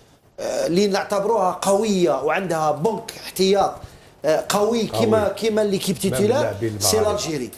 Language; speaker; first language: Arabic; native; Arabic